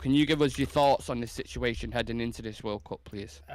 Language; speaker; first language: English; native; English